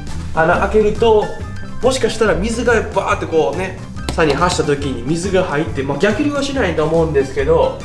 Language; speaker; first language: Japanese; native; Japanese